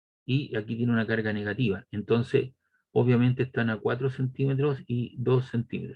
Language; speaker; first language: Spanish; native; Spanish